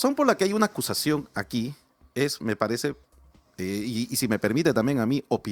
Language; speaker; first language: Spanish; native; Spanish